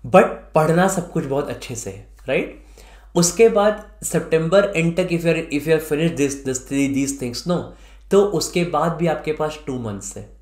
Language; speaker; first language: Hindi; native; Hindi